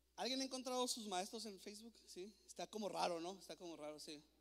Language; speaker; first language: Spanish; native; Spanish